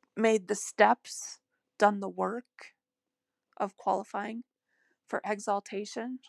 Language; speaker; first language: English; native; English